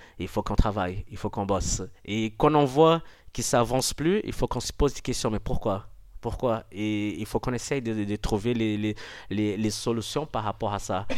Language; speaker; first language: French; non-native, fluent; Portuguese